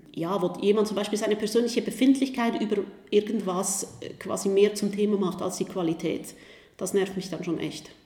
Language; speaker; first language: German; native; German